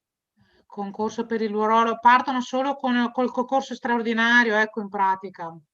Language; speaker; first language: Italian; native; Italian